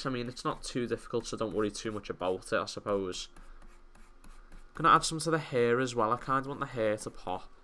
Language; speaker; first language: English; native; English